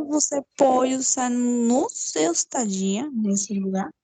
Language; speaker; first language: Portuguese; non-native, fluent; Spanish